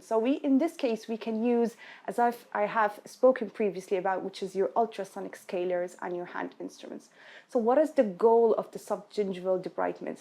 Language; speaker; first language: English; non-native, fluent; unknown